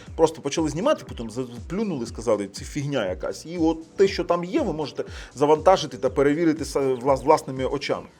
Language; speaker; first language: Ukrainian; non-native, local second language; Russian